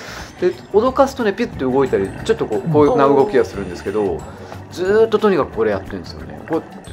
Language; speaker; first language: Japanese; native; Japanese